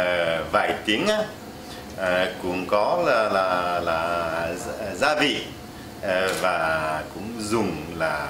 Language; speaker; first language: Vietnamese; non-native, fluent; French